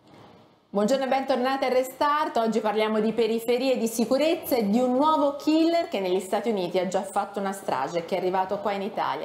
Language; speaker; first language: Italian; native; Italian